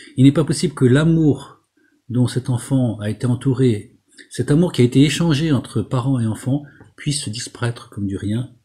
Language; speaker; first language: French; native; French